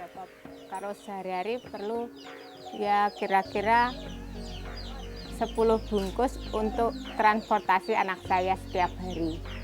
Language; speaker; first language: Indonesian; non-native, local second language; Javanese